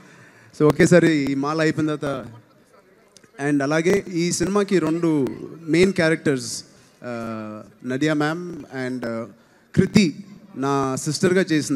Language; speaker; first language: Telugu; native; Telugu